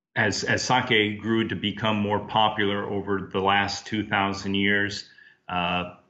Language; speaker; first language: English; native; English